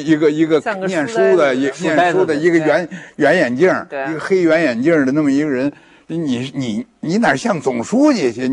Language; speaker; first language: Chinese; native; Chinese